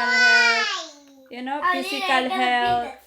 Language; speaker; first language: English; non-native, fluent; Filipino